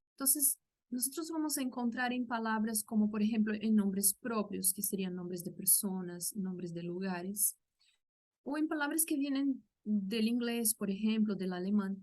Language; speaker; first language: Spanish; non-native, local second language; Portuguese